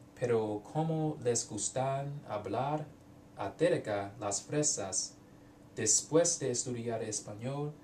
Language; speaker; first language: Spanish; non-native, learner; English